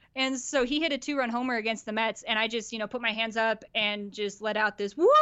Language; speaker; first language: English; native; English